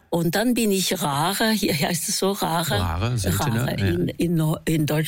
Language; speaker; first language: German; non-native, fluent; Norwegian